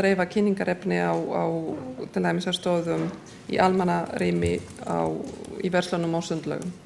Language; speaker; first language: Icelandic; non-native, fluent; Polish